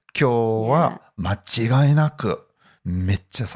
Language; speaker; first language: Japanese; non-native, fluent; English